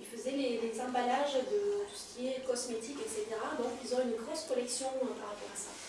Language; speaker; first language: French; native; French